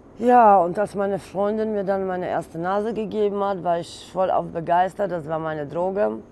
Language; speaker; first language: German; early bilingual, other home language; Polish